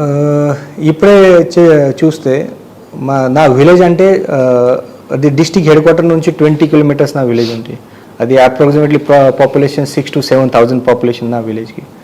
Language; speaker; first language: Telugu; non-native, learner; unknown